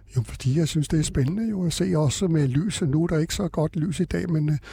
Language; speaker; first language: Danish; native; Danish